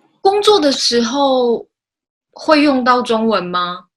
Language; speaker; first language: Chinese; native; Chinese